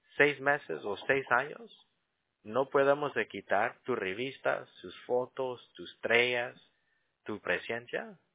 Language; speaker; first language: Spanish; early bilingual, heritage; Spanish